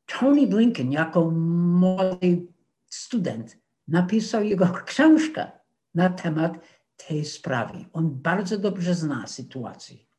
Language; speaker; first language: Polish; non-native, fluent; English